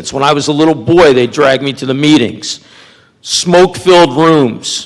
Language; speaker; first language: English; native; English